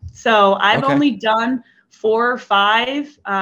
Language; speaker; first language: English; native; English